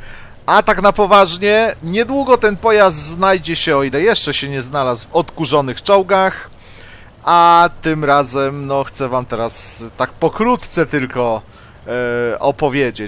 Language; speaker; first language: Polish; native; Polish